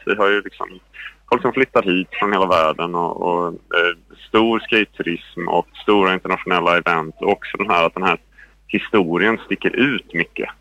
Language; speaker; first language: Swedish; native; Swedish